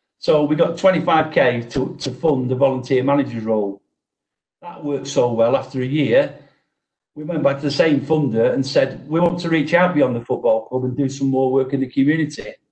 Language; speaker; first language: English; native; English